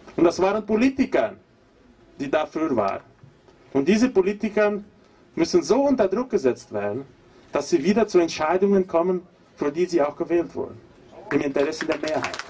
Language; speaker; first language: German; non-native, fluent; Portuguese